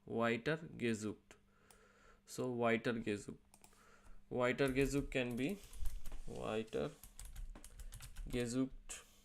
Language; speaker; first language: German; non-native, learner; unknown